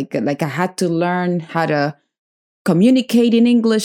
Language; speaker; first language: English; non-native, fluent; Spanish